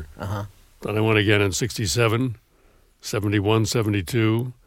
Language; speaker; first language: English; native; English